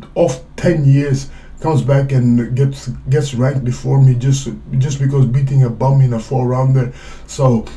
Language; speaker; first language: English; non-native, fluent; Swedish